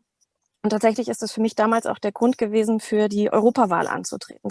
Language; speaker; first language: German; native; German